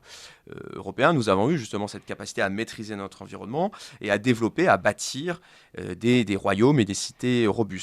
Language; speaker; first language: French; native; French